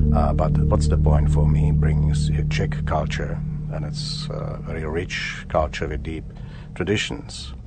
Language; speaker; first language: English; non-native, fluent; Czech